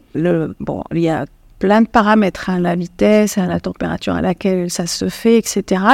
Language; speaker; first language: French; non-native, local second language; Arabic